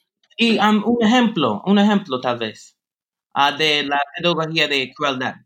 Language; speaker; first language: Spanish; non-native, fluent; English